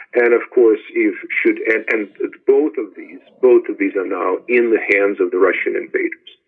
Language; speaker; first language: English; non-native, fluent; Ukrainian